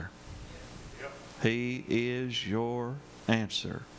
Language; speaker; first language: English; native; English